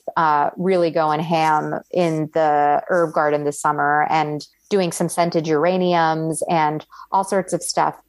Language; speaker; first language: English; early bilingual, other home language; Italian